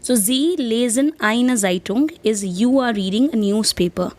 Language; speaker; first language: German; non-native, fluent; Hindi